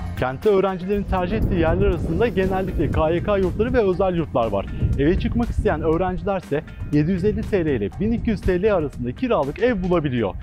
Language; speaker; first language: Turkish; native; Turkish